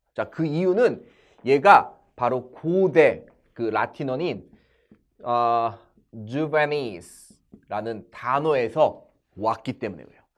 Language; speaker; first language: Korean; native; Korean